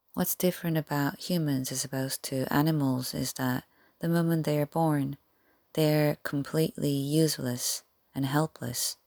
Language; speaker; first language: English; non-native, fluent; Korean